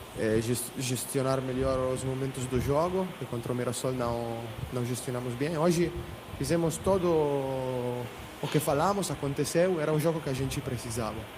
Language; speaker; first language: Portuguese; non-native, fluent; Italian